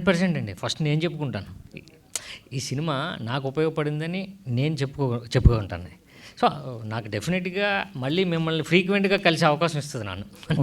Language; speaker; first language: Telugu; native; Telugu